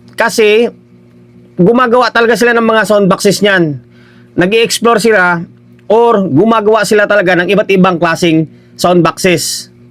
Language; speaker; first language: Filipino; non-native, local second language; Hiligaynon